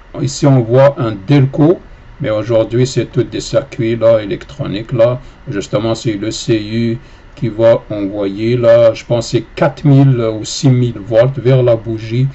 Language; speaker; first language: French; native; French